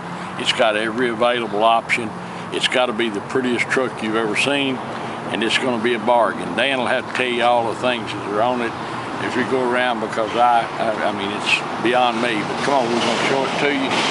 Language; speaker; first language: English; native; English